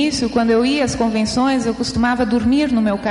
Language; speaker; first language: Portuguese; native; Portuguese